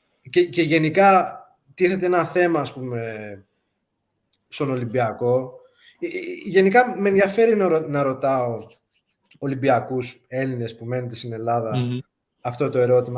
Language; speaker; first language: Greek; early bilingual, heritage; Greek